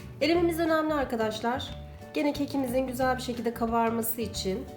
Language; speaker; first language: Turkish; native; Turkish